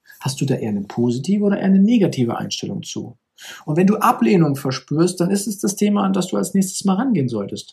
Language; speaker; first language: German; native; German